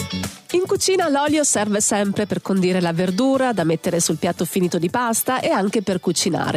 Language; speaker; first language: Italian; native; Italian